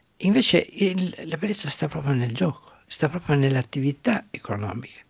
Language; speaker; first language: Italian; non-native, local second language; German